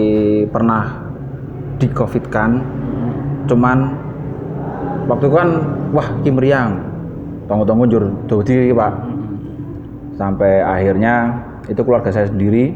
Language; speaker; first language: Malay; non-native, local second language; Javanese